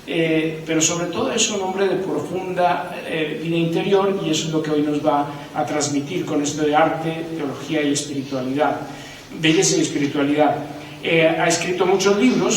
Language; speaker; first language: Spanish; native; Spanish